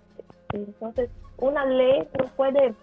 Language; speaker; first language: Spanish; non-native, learner; Portuguese